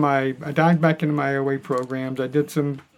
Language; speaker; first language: English; native; English